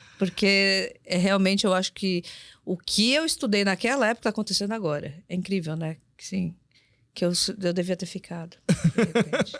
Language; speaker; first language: Portuguese; early bilingual, other home language; Korean